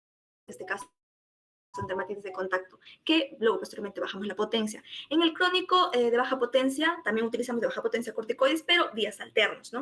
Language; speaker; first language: Spanish; native; Spanish